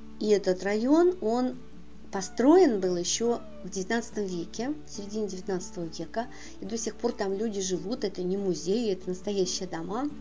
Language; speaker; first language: Russian; native; Russian